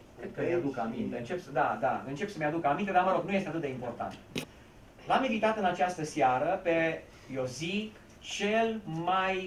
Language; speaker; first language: Romanian; native; Romanian